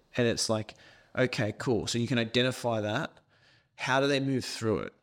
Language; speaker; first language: English; native; English